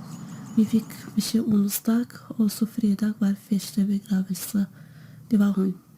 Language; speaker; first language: Norwegian; non-native, learner; Kurdish